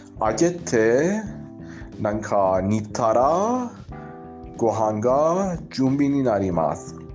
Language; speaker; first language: Japanese; non-native, learner; Persian